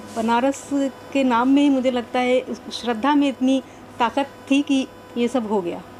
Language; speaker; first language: Hindi; native; Hindi